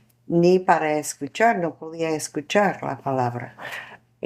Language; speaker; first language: Spanish; non-native, fluent; English